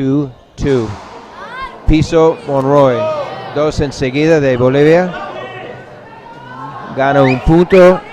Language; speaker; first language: Spanish; non-native, learner; English